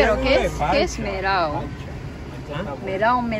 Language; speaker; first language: Spanish; non-native, learner; Japanese